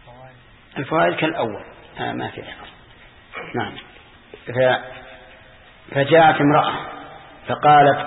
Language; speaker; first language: Arabic; native; Arabic